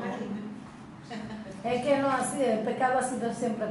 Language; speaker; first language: Spanish; native; Spanish